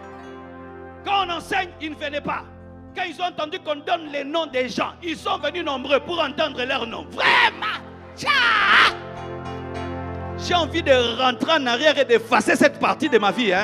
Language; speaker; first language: French; non-native, local second language; Lingala